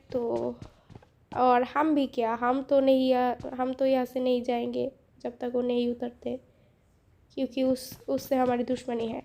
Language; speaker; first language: Hindi; non-native, fluent; Bangla